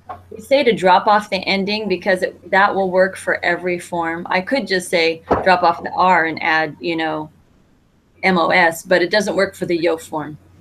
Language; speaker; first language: English; native; English